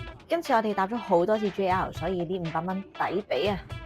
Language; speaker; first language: Cantonese; native; Cantonese